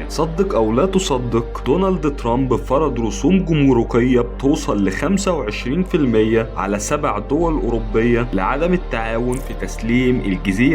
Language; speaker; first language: Arabic; native; Arabic